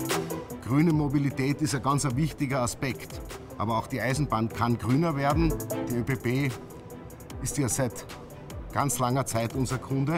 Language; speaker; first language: German; native; German